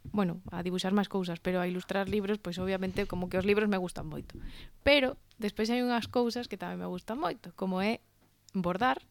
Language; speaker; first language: Galician; non-native, local second language; Spanish